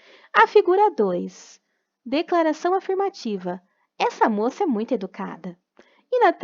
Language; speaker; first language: Portuguese; native; Portuguese